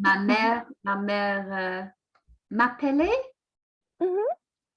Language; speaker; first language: French; non-native, learner; English